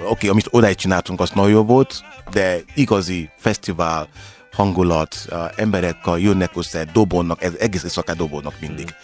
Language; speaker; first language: Hungarian; non-native, learner; Yoruba